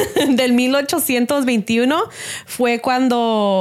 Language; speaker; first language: Spanish; early bilingual, other home language; English